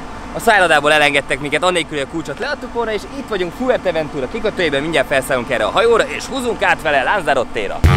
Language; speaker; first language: Hungarian; native; Hungarian